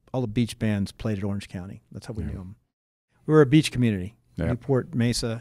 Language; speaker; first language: English; native; English